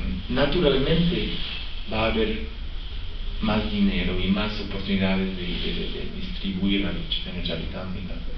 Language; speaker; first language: Spanish; non-native, fluent; French